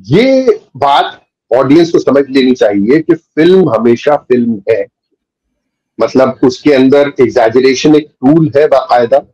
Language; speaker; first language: Hindi; native; Hindi